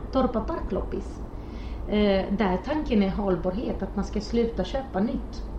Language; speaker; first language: Swedish; non-native, fluent; Romanian